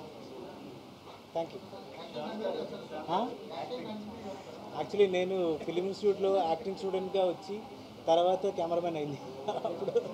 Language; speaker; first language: Telugu; non-native, fluent; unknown